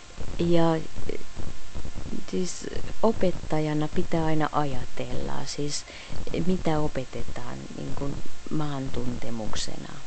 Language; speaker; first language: Finnish; non-native, fluent; Hungarian